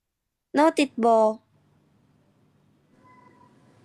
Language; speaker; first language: Vietnamese; non-native, learner; Indonesian